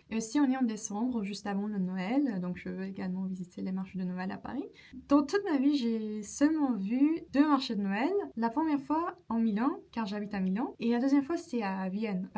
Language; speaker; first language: French; non-native, fluent; Turkish